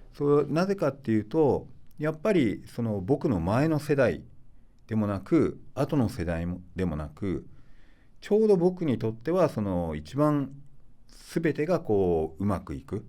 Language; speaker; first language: Japanese; native; Japanese